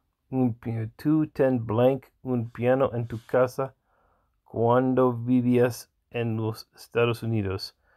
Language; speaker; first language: Spanish; non-native, learner; English